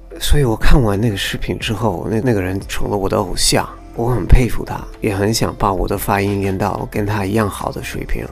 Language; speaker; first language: Chinese; non-native, fluent; English